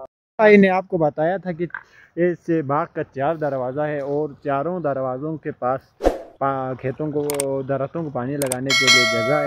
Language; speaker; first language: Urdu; non-native, local second language; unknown